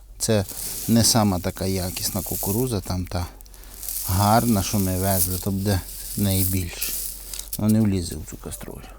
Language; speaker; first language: Ukrainian; native; Ukrainian